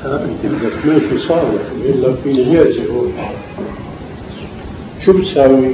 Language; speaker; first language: Arabic; native; Arabic